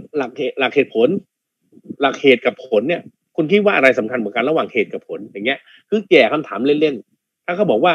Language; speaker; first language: Thai; native; Thai